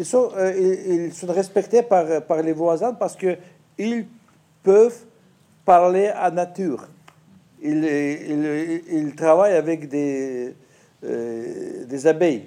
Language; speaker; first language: French; non-native, fluent; Russian